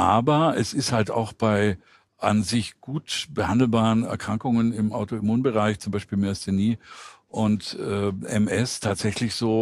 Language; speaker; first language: German; native; German